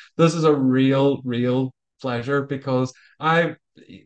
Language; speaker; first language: English; native; English